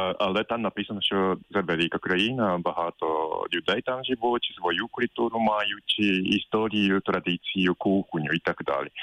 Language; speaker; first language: Ukrainian; non-native, fluent; Japanese